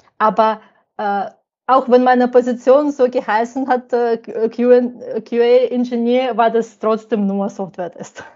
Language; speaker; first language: German; non-native, fluent; Ukrainian